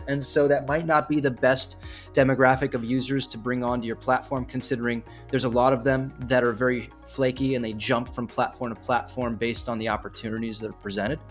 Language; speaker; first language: English; native; English